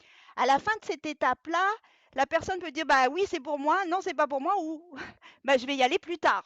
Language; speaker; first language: French; native; French